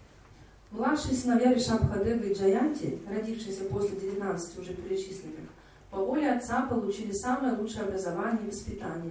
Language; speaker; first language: Russian; native; Russian